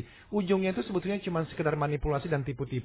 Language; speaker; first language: Indonesian; native; Indonesian